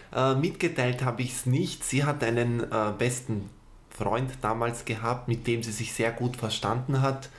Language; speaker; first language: German; native; German